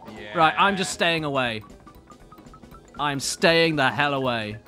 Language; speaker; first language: English; native; English